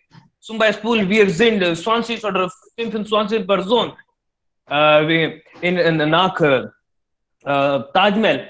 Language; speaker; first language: German; non-native, learner; Hindi